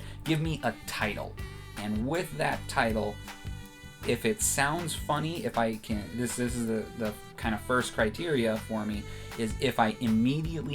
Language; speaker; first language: English; native; English